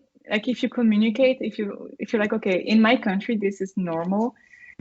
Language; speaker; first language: English; non-native, fluent; French